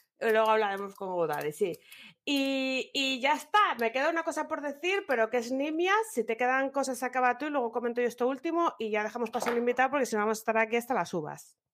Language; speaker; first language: Spanish; native; Spanish